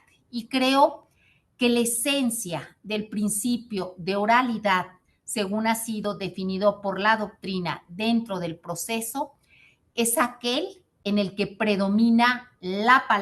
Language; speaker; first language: Spanish; native; Spanish